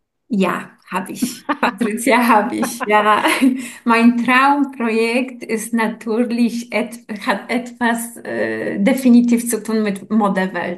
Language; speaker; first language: German; non-native, learner; Polish